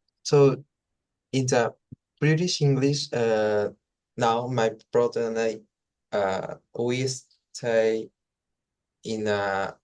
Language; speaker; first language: English; non-native, learner; Spanish